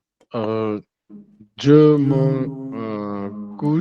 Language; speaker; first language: French; non-native, learner; Hindi